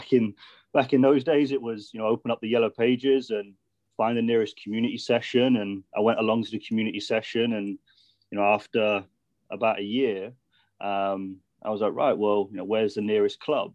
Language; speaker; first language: English; native; English